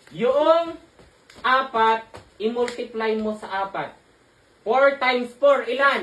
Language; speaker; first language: Filipino; native; Filipino